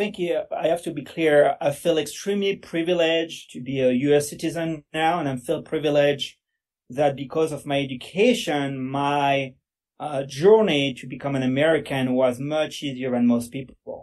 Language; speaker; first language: English; non-native, fluent; French